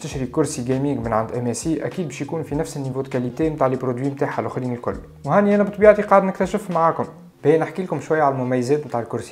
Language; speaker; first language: Arabic; native; Arabic